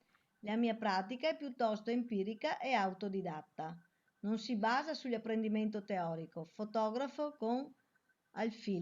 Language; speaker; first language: Italian; native; Italian